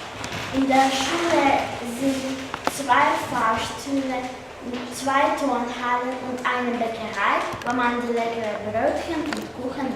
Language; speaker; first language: German; non-native, learner; Russian